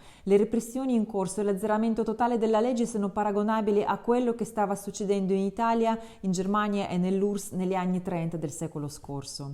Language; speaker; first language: Italian; non-native, fluent; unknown